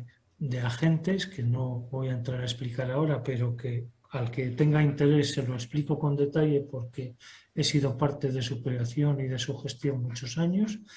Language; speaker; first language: Spanish; native; Spanish